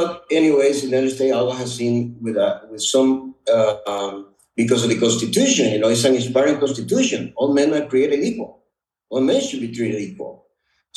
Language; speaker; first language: English; non-native, fluent; Spanish